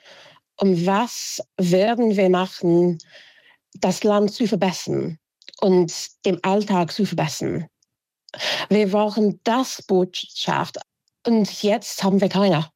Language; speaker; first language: German; non-native, fluent; English